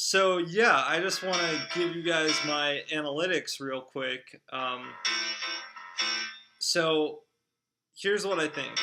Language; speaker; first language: English; native; English